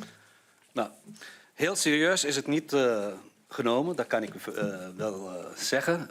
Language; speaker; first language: Dutch; non-native, fluent; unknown